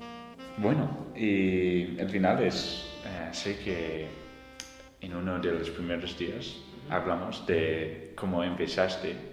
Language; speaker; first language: Spanish; non-native, learner; English